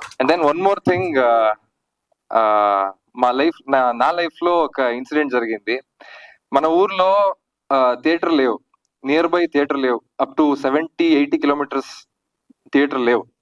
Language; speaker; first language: Telugu; non-native, learner; Tamil